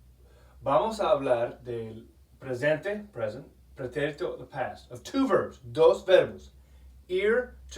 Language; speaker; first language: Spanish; non-native, fluent; English